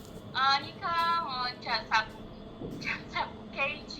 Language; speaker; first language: Cantonese; non-native, learner; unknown